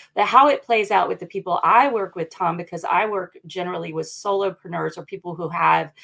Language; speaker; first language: English; native; English